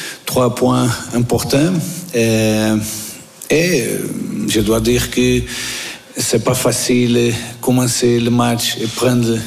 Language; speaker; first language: French; non-native, fluent; Portuguese